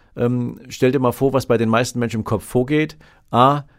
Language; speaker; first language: German; native; German